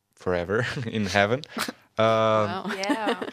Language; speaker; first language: English; non-native, learner; Portuguese